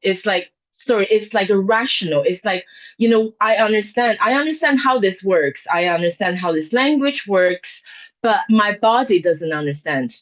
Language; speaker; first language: English; non-native, fluent; Chinese